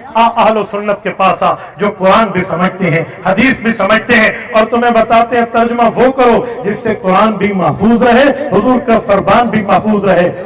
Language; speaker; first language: Urdu; non-native, local second language; Saraiki